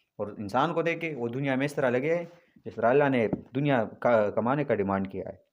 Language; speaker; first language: Urdu; non-native, local second language; Pashto